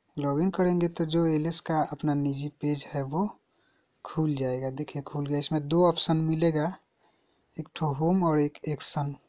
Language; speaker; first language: Hindi; native; Hindi